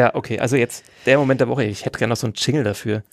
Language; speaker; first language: German; native; German